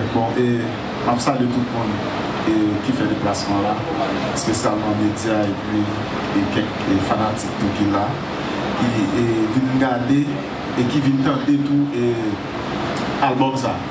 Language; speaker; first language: French; non-native, local second language; Haitian Creole